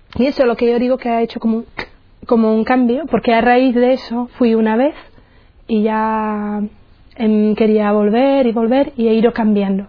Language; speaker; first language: Spanish; non-native, fluent; Czech